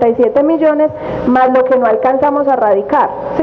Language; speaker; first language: Spanish; native; Spanish